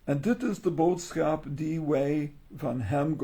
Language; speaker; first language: Dutch; non-native, learner; English